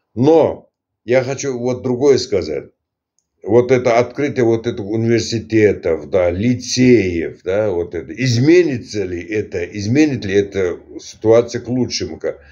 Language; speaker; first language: Russian; non-native, local second language; Turkmen